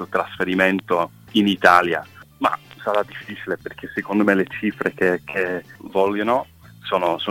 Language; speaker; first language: Italian; non-native, fluent; English